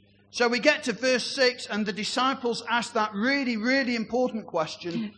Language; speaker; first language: English; native; English